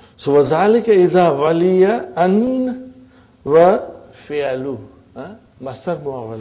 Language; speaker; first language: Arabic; non-native, fluent; Tamil